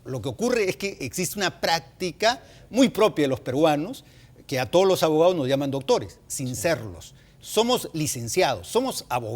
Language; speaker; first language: Spanish; native; Spanish